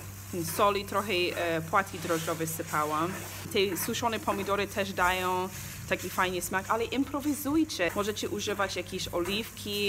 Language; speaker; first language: Polish; non-native, learner; English